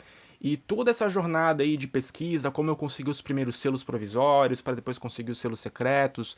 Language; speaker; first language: Portuguese; native; Portuguese